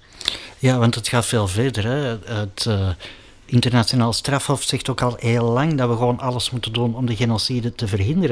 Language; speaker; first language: Dutch; native; Dutch